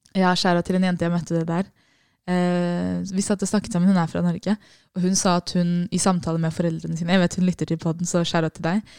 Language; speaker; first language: Norwegian; native; Norwegian